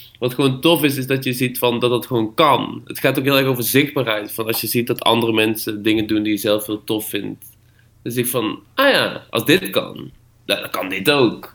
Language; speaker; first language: Dutch; native; Dutch